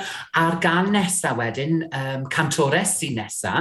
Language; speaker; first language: Welsh; native; Welsh